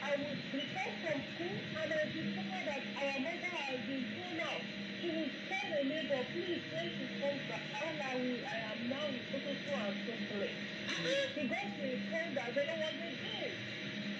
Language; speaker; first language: English; non-native, local second language; Yoruba